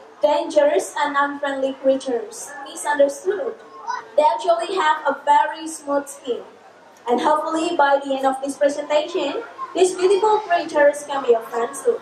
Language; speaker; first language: English; non-native, fluent; Indonesian